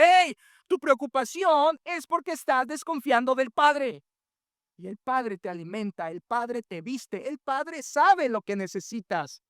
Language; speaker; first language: Spanish; native; Spanish